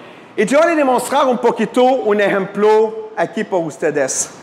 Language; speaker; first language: Spanish; non-native, fluent; French